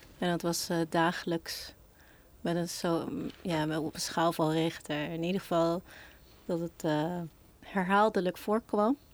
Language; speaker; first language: Dutch; native; Dutch